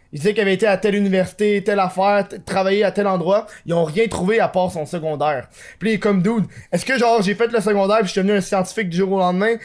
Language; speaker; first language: French; native; French